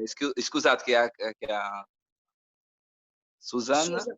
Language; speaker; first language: Italian; non-native, learner; Portuguese